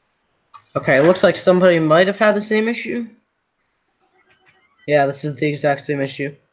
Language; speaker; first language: English; native; English